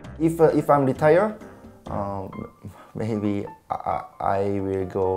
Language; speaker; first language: English; non-native, learner; Korean